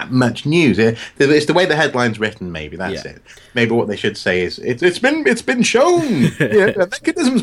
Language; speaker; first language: English; native; English